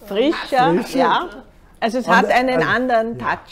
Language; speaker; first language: German; native; German